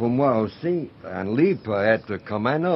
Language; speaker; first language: French; non-native, fluent; English